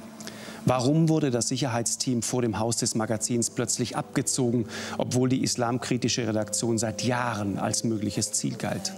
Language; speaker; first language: German; native; German